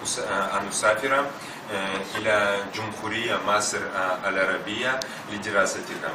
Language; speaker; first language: Arabic; non-native, learner; Russian